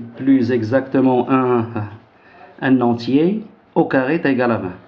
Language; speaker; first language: French; non-native, local second language; Arabic